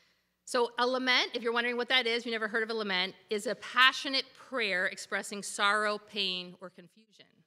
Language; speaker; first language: English; native; English